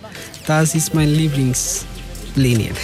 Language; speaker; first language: German; non-native, learner; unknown